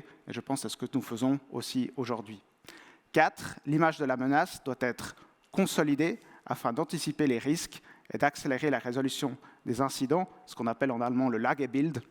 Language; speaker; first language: French; native; French